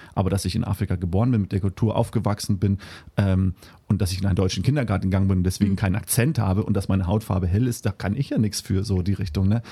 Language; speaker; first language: German; native; German